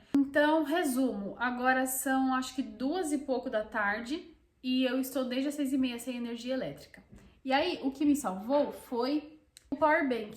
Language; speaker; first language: Portuguese; native; Portuguese